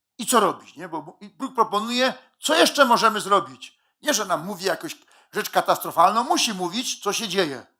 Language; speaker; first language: Polish; native; Polish